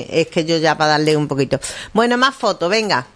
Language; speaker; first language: Spanish; native; Spanish